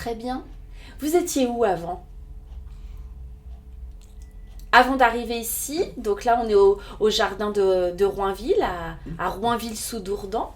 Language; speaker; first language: French; native; French